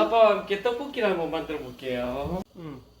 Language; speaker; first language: Korean; native; Korean